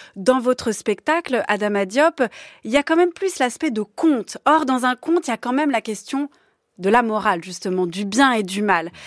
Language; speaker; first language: French; native; French